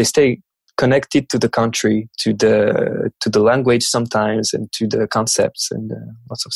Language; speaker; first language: English; non-native, fluent; French